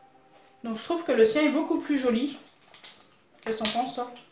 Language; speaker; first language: French; native; French